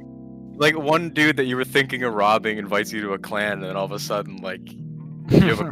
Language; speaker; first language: English; native; English